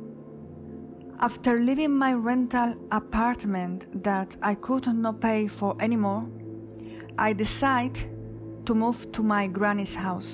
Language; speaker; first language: English; non-native, fluent; Spanish